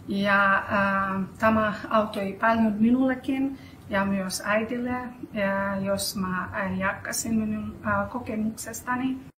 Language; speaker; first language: Finnish; non-native, learner; Albanian